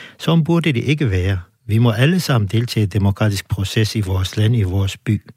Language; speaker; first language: Danish; non-native, fluent; Turkish